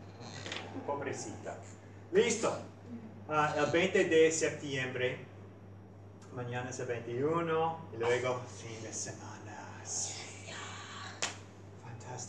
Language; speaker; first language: Spanish; non-native, fluent; English